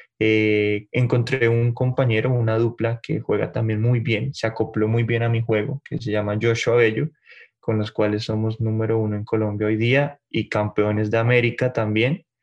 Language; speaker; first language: Spanish; native; Spanish